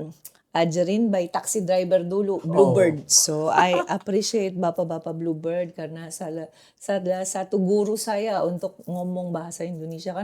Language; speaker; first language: Indonesian; non-native, fluent; Filipino